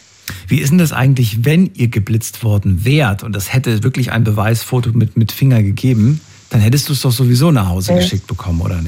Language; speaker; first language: German; native; German